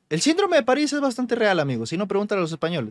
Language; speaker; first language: Spanish; native; Spanish